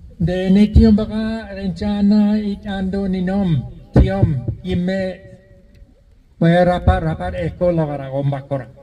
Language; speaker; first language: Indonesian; non-native, fluent; English